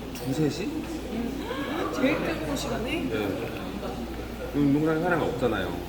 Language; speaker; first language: Korean; native; Korean